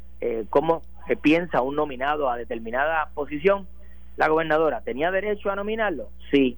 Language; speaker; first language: Spanish; native; Spanish